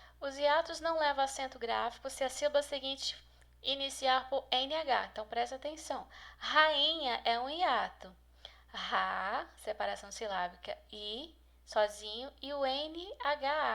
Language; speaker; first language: Portuguese; native; Portuguese